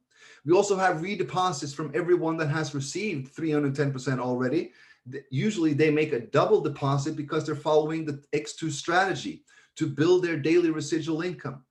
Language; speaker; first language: English; non-native, fluent; Swedish